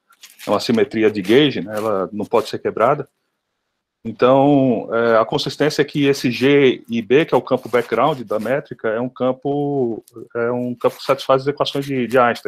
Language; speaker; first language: Portuguese; native; Portuguese